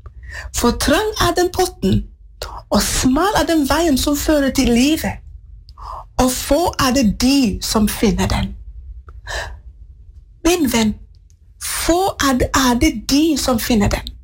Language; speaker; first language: Norwegian; non-native, fluent; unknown